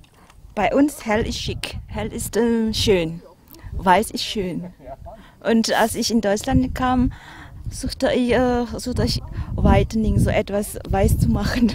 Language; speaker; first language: German; non-native, learner; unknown